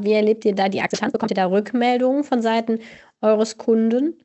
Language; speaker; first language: German; native; German